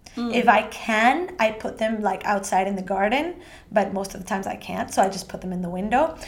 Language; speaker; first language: English; non-native, fluent; Spanish